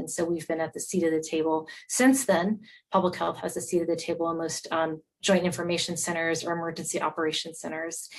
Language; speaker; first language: English; native; English